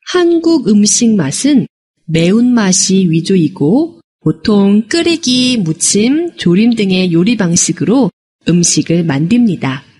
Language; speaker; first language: Korean; non-native, fluent; Chinese